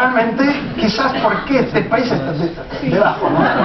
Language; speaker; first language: Spanish; non-native, fluent; French